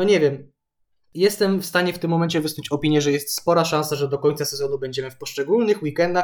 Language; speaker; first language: Polish; native; Polish